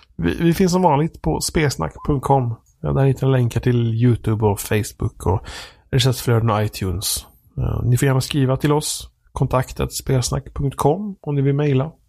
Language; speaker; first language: Swedish; native; Swedish